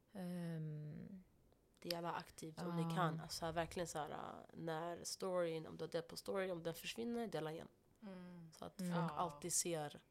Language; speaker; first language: Swedish; non-native, local second language; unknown